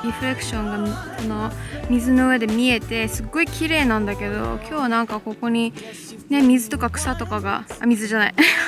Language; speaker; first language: Japanese; early bilingual, other home language; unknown